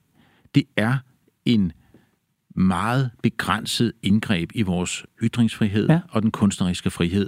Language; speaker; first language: Danish; native; Danish